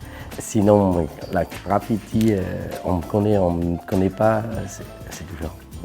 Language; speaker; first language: French; non-native, fluent; Cantonese